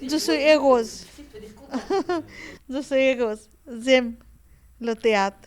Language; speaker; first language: French; non-native, learner; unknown